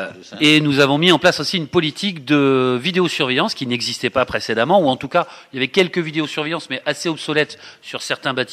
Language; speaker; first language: French; native; French